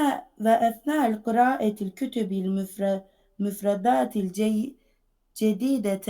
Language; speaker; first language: Arabic; non-native, fluent; Turkish